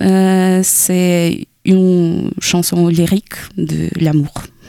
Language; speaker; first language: French; non-native, fluent; Ukrainian